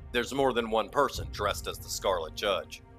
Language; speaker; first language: English; native; English